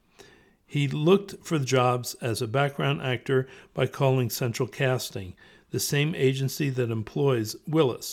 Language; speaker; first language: English; native; English